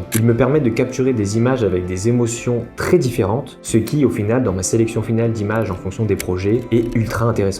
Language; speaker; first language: French; native; French